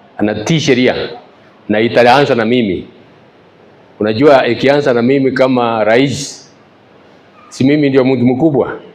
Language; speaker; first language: Swahili; non-native, local second language; Gusii